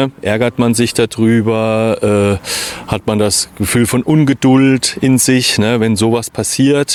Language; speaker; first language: German; native; German